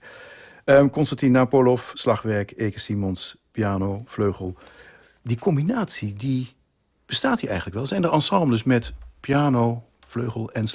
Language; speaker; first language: Dutch; native; Dutch